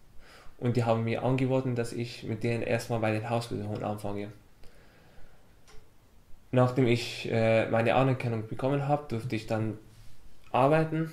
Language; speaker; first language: German; non-native, fluent; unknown